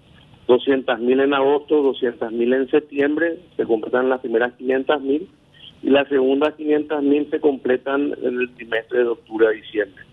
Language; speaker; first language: Spanish; native; Spanish